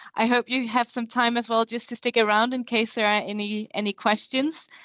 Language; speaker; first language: English; non-native, fluent; Danish